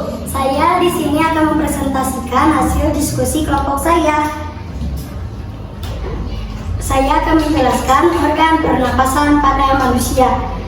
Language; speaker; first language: Indonesian; native; Indonesian